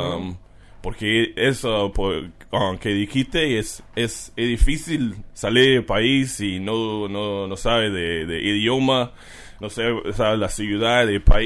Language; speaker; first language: Spanish; non-native, learner; English